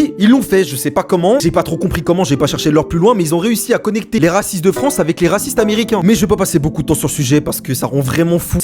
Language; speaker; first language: French; native; French